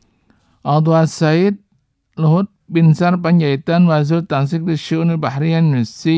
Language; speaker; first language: Arabic; non-native, fluent; Indonesian